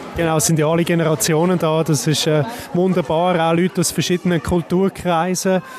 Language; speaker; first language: German; native; German